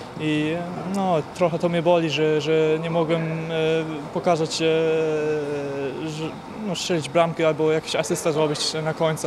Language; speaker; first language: Polish; early bilingual, heritage; German